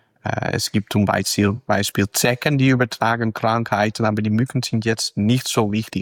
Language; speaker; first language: German; non-native, fluent; Dutch